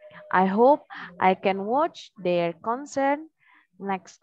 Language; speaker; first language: English; non-native, learner; Indonesian